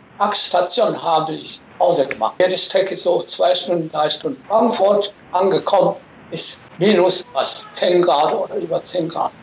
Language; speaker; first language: German; non-native, fluent; Chinese